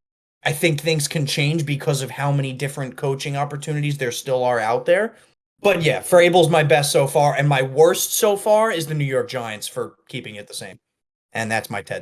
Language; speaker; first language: English; native; English